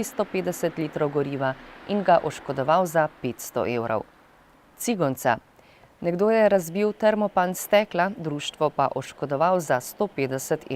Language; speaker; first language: Slovenian; native; Slovenian